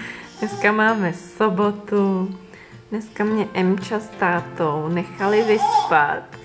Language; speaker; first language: Czech; native; Czech